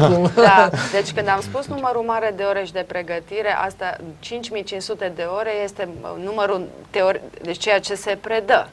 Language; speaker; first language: Romanian; native; Romanian